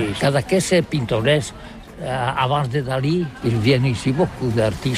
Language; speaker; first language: French; non-native, learner; Catalan